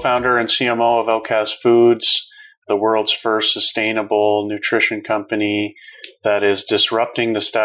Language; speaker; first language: English; native; English